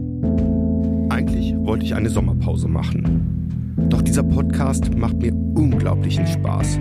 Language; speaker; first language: German; native; German